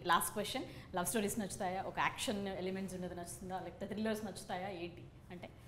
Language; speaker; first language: Telugu; native; Telugu